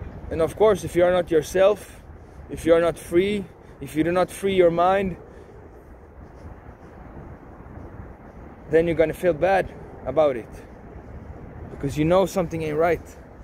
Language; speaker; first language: English; non-native, fluent; Swedish